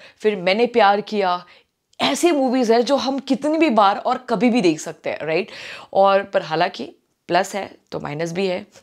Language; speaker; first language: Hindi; non-native, local second language; Marathi